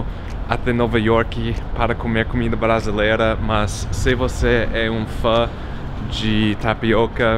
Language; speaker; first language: Portuguese; non-native, fluent; English